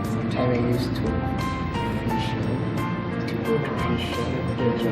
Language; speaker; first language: English; non-native, local second language; Swahili